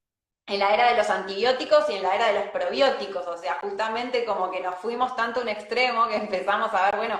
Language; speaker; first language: Spanish; native; Spanish